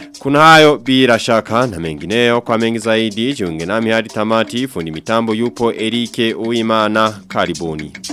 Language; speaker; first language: Swahili; non-native, local second language; Rundi